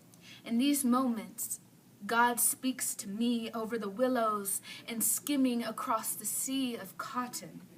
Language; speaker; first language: English; native; English